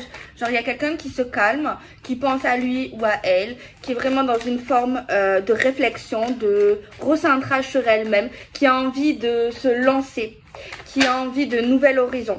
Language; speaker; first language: French; native; French